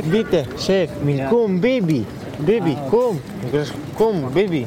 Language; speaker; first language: German; non-native, learner; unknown